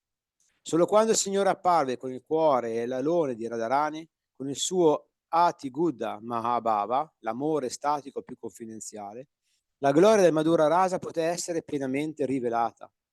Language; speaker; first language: Italian; native; Italian